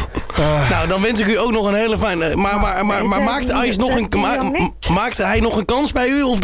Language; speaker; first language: Dutch; native; Dutch